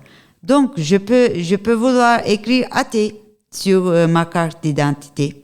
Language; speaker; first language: French; non-native, learner; Turkish